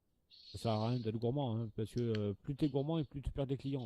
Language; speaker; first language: French; native; French